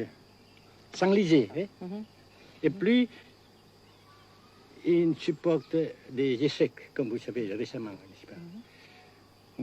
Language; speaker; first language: French; non-native, fluent; Vietnamese